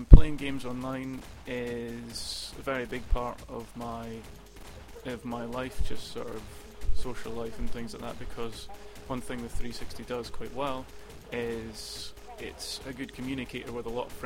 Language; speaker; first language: English; native; English